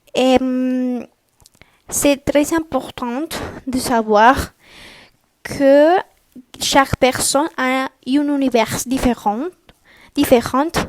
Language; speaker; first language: French; non-native, learner; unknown